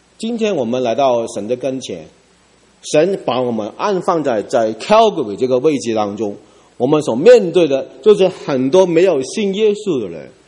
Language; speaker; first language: Chinese; non-native, local second language; Cantonese